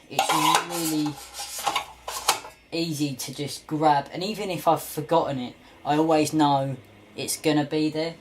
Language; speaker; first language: English; native; English